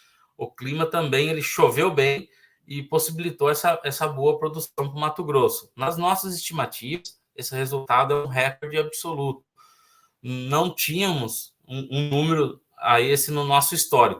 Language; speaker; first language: Portuguese; native; Portuguese